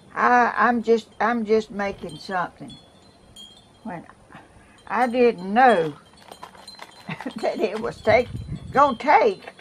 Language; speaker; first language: English; native; English